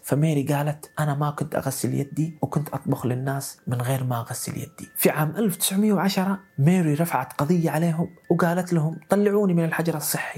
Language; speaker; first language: Arabic; native; Arabic